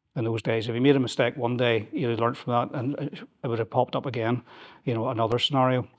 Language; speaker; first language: English; native; English